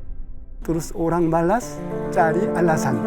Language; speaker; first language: Indonesian; non-native, learner; Korean